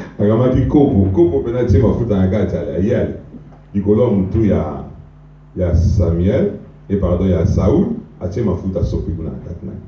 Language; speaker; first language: Lingala; non-native, local second language; Swahili